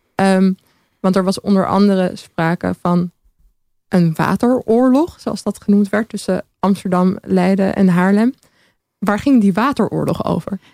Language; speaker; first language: Dutch; native; Dutch